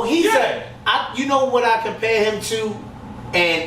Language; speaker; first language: English; native; English